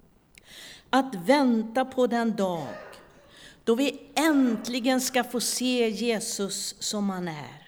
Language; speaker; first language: Swedish; native; Swedish